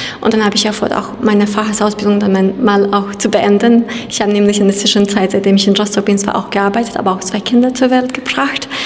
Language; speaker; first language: German; non-native, fluent; Albanian